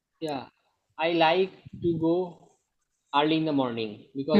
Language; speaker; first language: English; non-native, local second language; Bangla